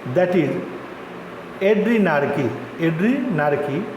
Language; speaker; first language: English; non-native, local second language; Marathi